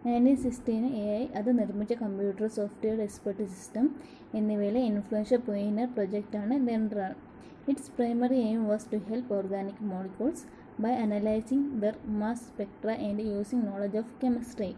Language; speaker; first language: Malayalam; native; Malayalam